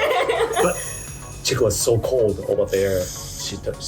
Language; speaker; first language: English; non-native, learner; Japanese